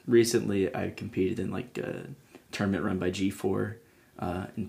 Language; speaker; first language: English; native; English